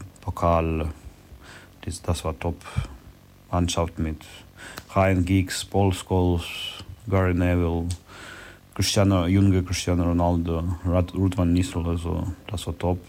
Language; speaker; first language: German; non-native, learner; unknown